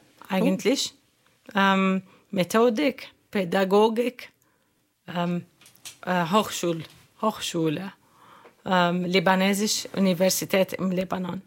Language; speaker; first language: German; non-native, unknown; Arabic